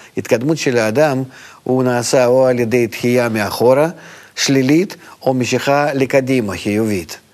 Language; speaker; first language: Hebrew; non-native, fluent; Russian